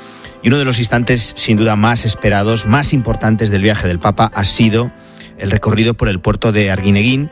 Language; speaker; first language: Spanish; native; Spanish